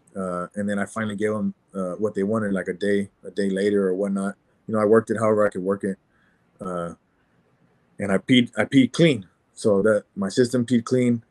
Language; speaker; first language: English; native; English